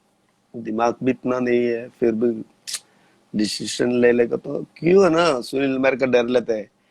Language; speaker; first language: Hindi; non-native, local second language; Malayalam